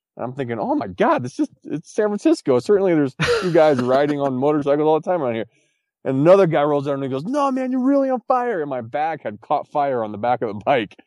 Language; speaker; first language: English; native; English